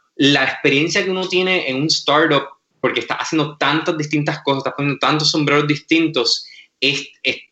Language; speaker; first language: Spanish; native; Spanish